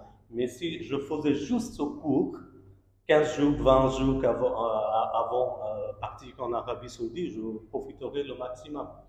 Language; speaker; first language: French; non-native, learner; Bangla